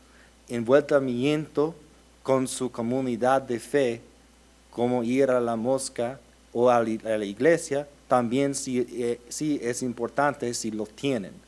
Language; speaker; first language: Spanish; early bilingual, heritage; Spanish